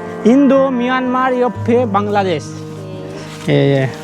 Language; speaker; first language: Korean; non-native, learner; Bangla